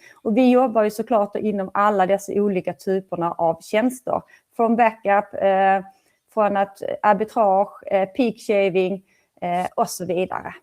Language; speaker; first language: Swedish; native; Swedish